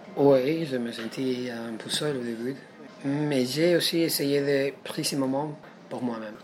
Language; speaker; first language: French; non-native, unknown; Spanish